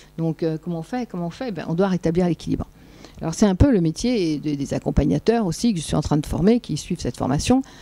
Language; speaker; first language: French; native; French